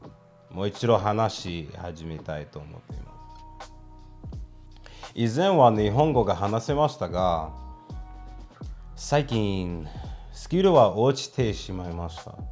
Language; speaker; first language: Japanese; non-native, fluent; English